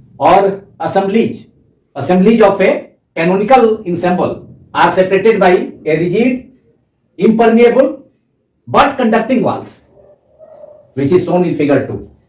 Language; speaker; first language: English; non-native, local second language; Hindi